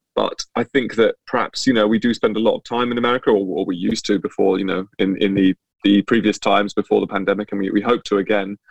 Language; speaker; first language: English; native; English